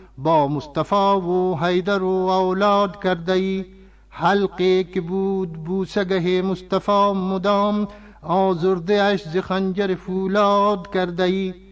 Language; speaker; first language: Persian; non-native, fluent; Urdu